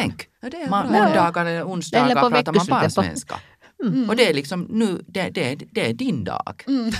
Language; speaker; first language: Swedish; non-native, local second language; Finnish